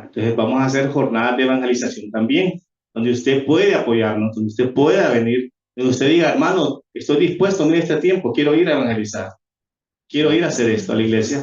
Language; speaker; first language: Spanish; native; Spanish